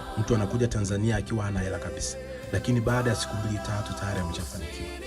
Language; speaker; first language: Swahili; native; Swahili